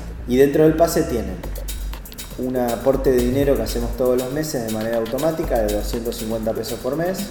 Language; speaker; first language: Spanish; native; Spanish